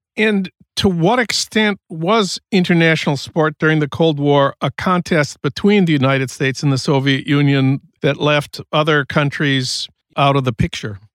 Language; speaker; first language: English; native; English